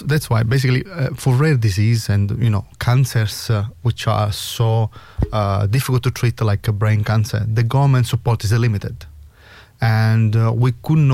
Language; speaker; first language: English; non-native, fluent; Italian